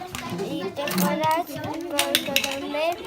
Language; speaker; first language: Catalan; non-native, local second language; Spanish